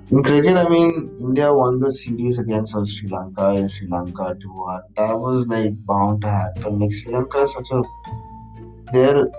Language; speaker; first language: English; non-native, local second language; Malayalam